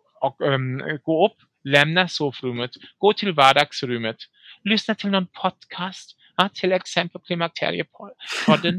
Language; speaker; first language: Swedish; non-native, fluent; German